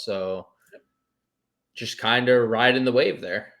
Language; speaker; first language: English; native; English